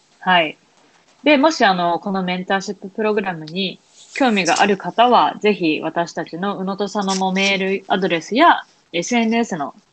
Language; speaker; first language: Japanese; native; Japanese